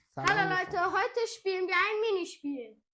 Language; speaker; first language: German; early bilingual, other home language; Persian